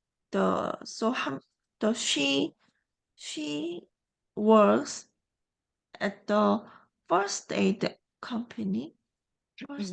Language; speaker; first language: English; non-native, learner; Korean